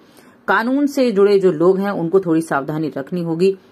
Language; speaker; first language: Hindi; native; Hindi